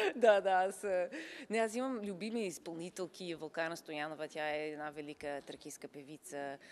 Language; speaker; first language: Bulgarian; non-native, fluent; English